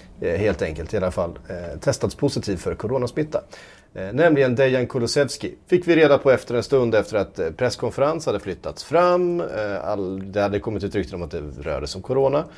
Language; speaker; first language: Swedish; native; Swedish